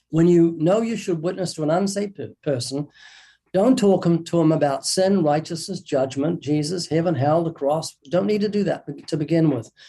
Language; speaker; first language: English; native; English